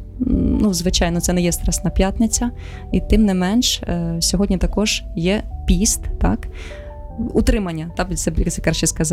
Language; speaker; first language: Ukrainian; native; Ukrainian